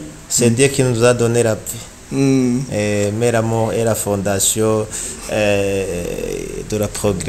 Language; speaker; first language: French; non-native, learner; Rundi